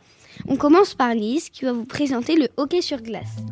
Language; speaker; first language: French; native; French